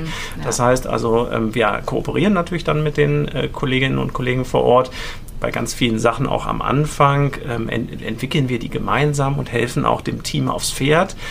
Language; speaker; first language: German; native; German